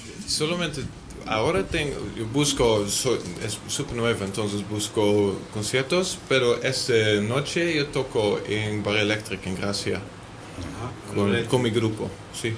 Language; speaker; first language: Spanish; non-native, learner; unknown